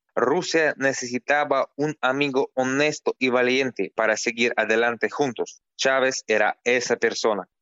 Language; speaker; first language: Spanish; non-native, fluent; Russian